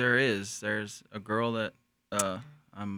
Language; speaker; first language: English; native; English